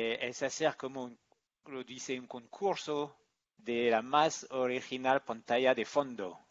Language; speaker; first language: Spanish; non-native, learner; English